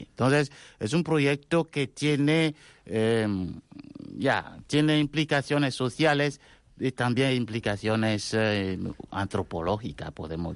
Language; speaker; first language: Spanish; non-native, fluent; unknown